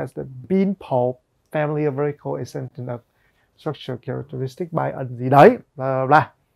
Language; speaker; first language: English; non-native, fluent; Vietnamese